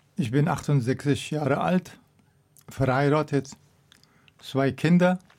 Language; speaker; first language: German; non-native, fluent; Persian